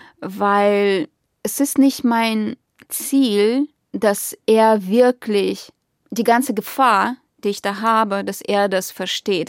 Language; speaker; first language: German; non-native, fluent; Russian